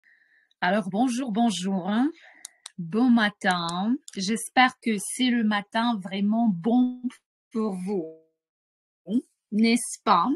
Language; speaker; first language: French; non-native, fluent; Ukrainian